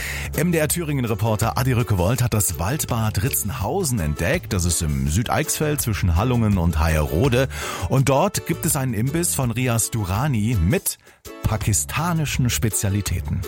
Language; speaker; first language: German; native; German